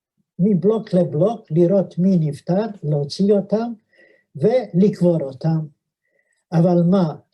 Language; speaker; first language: Hebrew; non-native, fluent; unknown